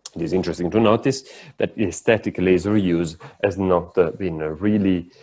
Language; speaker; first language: English; non-native, fluent; Italian